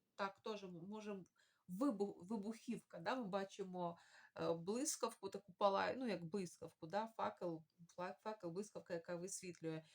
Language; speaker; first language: Ukrainian; non-native, local second language; Russian